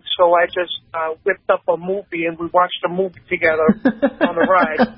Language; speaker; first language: English; native; English